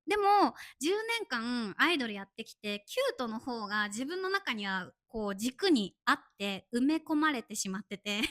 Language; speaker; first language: Japanese; native; Japanese